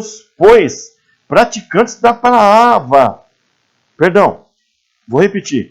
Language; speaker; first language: Portuguese; native; Portuguese